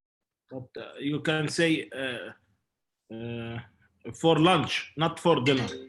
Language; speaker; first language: English; non-native, learner; Arabic